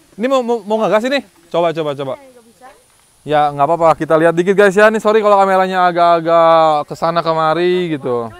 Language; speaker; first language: Indonesian; native; Indonesian